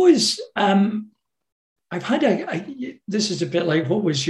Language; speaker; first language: English; native; English